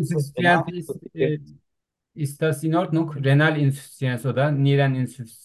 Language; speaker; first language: German; non-native, learner; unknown